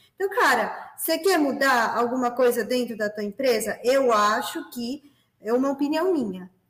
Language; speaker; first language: Portuguese; non-native, fluent; Spanish